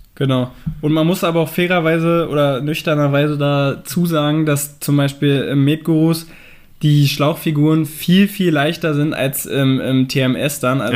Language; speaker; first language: German; native; German